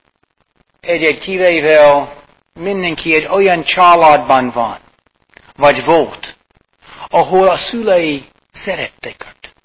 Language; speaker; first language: Hungarian; non-native, fluent; English